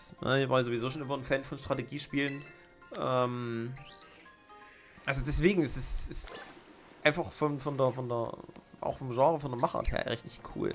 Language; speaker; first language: German; native; German